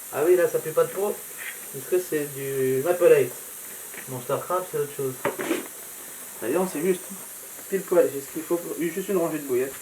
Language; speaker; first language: French; native; French